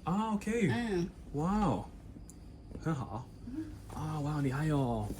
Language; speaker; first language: Chinese; non-native, learner; English